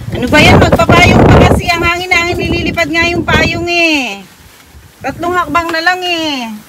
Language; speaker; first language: Filipino; native; Filipino